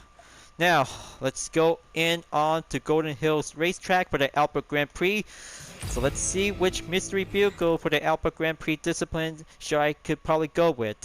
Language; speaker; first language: English; non-native, fluent; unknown